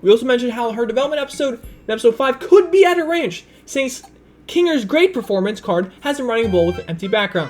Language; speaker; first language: English; native; English